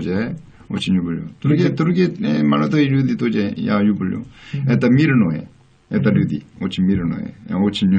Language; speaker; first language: Russian; non-native, learner; Korean